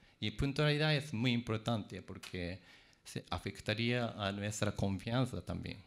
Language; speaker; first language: Spanish; non-native, fluent; Japanese